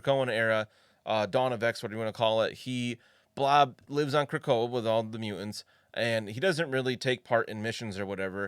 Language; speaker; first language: English; native; English